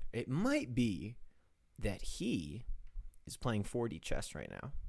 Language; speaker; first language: English; native; English